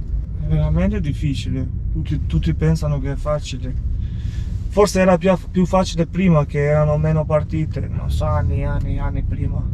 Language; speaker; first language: Italian; non-native, fluent; Albanian